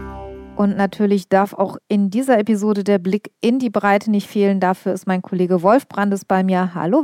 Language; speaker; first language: German; native; German